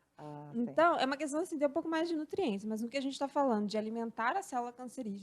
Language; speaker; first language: Portuguese; native; Portuguese